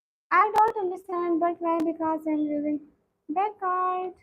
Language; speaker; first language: English; non-native, learner; Punjabi